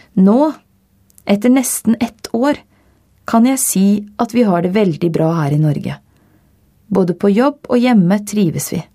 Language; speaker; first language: Norwegian; non-native, fluent; Dutch